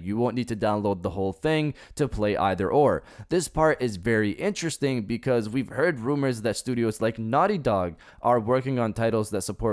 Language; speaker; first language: English; native; English